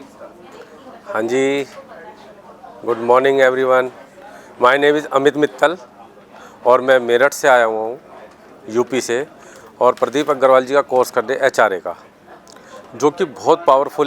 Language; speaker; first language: Hindi; native; Hindi